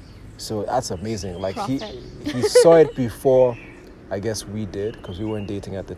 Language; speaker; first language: English; non-native, local second language; Yoruba